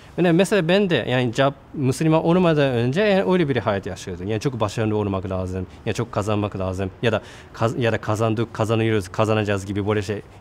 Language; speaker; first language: Turkish; non-native, fluent; Japanese